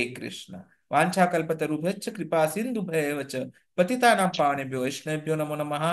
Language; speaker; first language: Hindi; non-native, local second language; Marathi